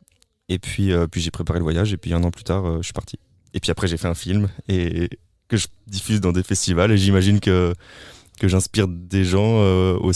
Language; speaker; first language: French; native; French